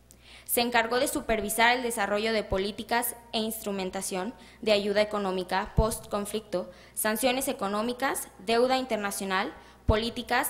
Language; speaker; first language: Spanish; native; Spanish